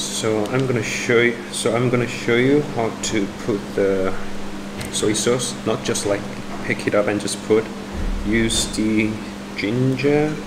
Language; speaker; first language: English; non-native, learner; Korean